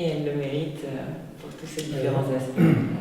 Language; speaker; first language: French; native; French